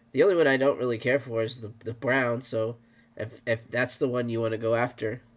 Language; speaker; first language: English; native; English